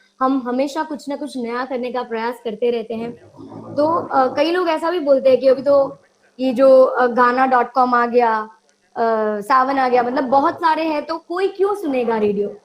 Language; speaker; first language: Hindi; non-native, local second language; Gujarati